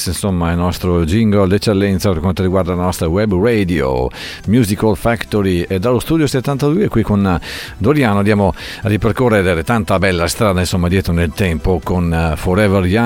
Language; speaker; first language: Italian; native; Italian